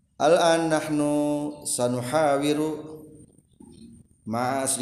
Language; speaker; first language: Arabic; non-native, fluent; Indonesian